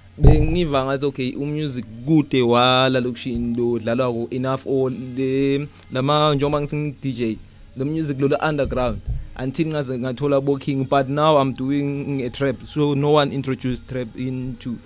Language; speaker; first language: Zulu; non-native, local second language; Swati